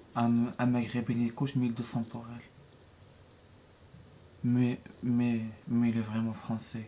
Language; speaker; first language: French; non-native, learner; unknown